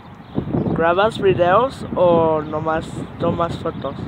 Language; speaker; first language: Spanish; early bilingual, heritage; English